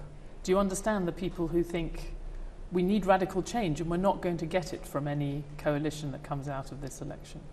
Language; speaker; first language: English; native; English